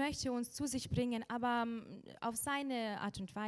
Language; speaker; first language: German; non-native, fluent; Russian